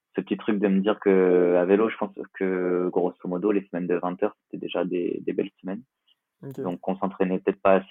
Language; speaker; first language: French; native; French